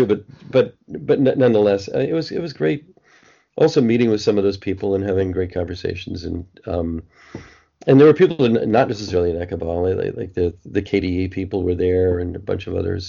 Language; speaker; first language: English; native; English